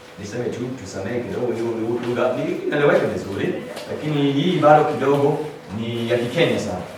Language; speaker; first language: Swahili; non-native, fluent; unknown